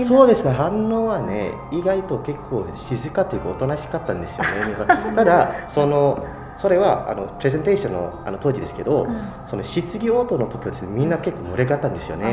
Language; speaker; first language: Japanese; non-native, fluent; Indonesian